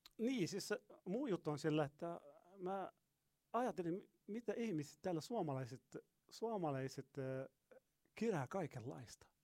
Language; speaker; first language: Finnish; non-native, learner; Arabic